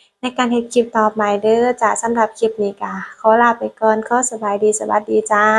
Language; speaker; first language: Thai; non-native, learner; Lao